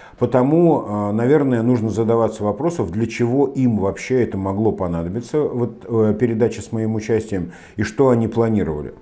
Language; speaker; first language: Russian; native; Russian